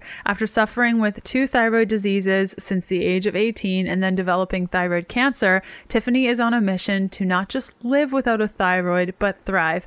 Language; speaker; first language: English; native; English